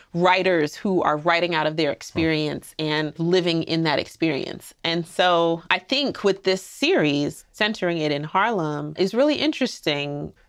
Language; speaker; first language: English; native; English